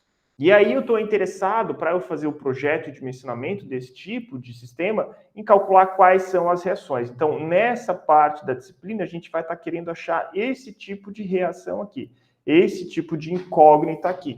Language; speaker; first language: Portuguese; native; Portuguese